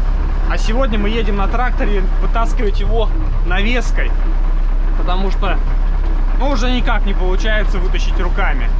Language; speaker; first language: Russian; native; Russian